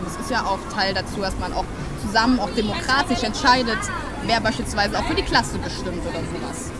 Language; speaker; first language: German; native; German